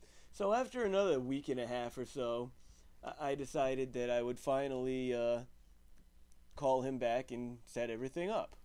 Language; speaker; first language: English; native; English